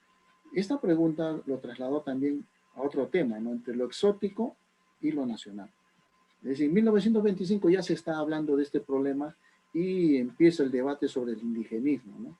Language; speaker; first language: Spanish; native; Spanish